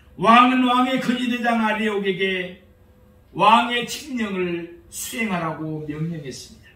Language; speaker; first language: Korean; native; Korean